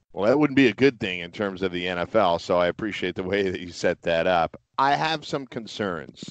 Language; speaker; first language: English; native; English